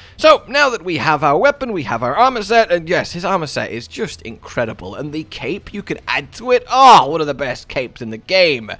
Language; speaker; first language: English; native; English